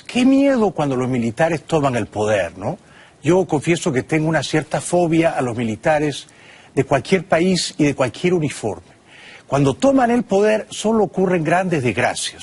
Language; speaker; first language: Spanish; native; Spanish